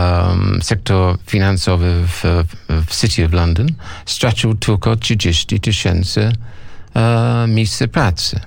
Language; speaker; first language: Polish; non-native, learner; English